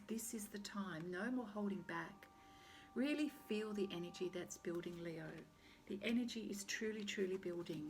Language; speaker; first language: English; native; English